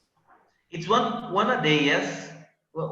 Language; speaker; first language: English; non-native, fluent; Portuguese